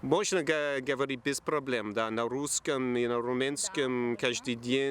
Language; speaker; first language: Russian; non-native, fluent; English